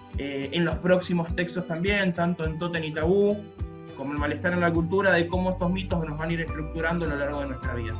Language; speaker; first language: Spanish; native; Spanish